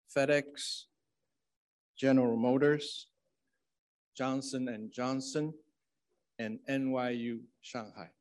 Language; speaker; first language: English; non-native, fluent; Chinese